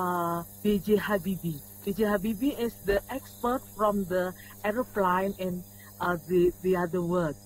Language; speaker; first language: English; non-native, learner; Indonesian